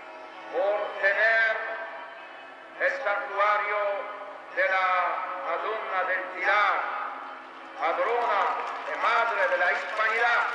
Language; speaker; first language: Spanish; non-native, fluent; Polish